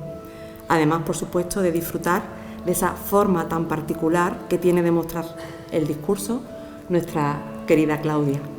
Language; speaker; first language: Spanish; native; Spanish